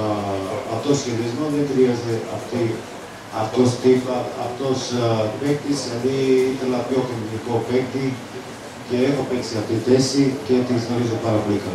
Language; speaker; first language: Greek; non-native, fluent; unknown